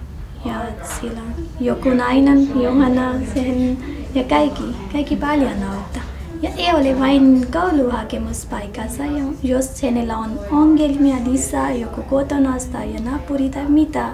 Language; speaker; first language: Finnish; non-native, learner; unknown